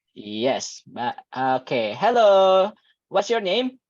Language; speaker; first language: English; non-native, fluent; Indonesian